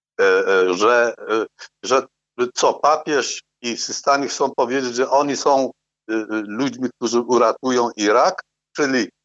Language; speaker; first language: Polish; non-native, fluent; Arabic